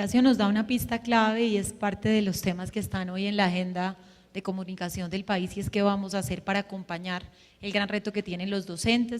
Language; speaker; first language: Spanish; native; Spanish